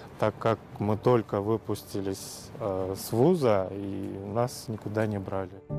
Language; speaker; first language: Russian; non-native, local second language; Kyrgyz